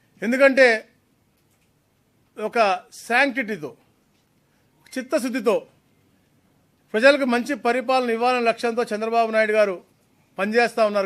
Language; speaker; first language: Telugu; native; Telugu